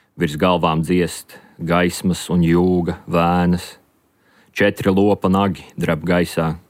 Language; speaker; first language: Latvian; native; Latvian